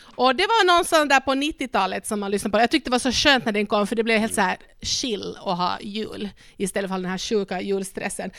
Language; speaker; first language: Swedish; non-native, local second language; Spanish